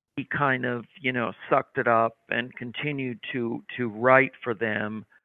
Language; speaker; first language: English; native; English